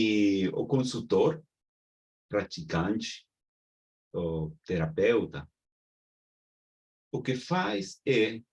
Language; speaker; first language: Portuguese; non-native, fluent; Spanish